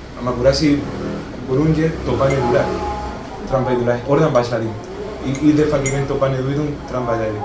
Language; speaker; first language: Turkish; non-native, learner; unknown